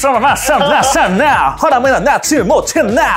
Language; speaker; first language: Korean; native; Korean